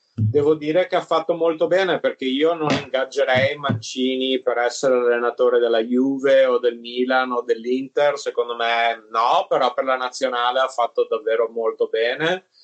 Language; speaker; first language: Italian; early bilingual, other home language; English